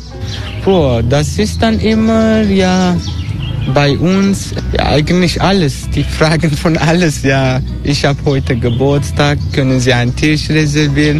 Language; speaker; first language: German; non-native, learner; Turkish